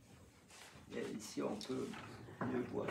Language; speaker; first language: French; native; French